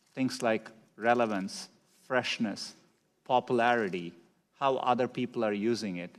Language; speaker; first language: English; non-native, local second language; Tamil